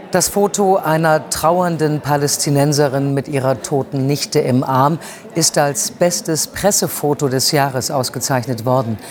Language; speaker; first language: German; native; German